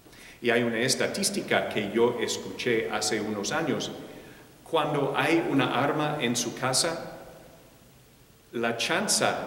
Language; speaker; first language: Spanish; non-native, fluent; English